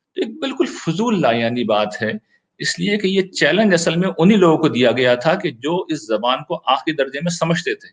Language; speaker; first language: Urdu; native; Urdu